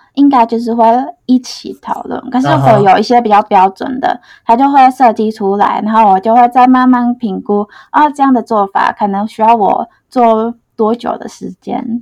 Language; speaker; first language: Chinese; non-native, fluent; Indonesian